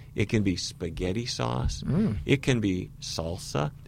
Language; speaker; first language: English; native; English